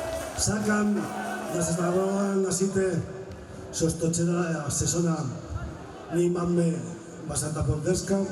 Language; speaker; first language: Macedonian; non-native, learner; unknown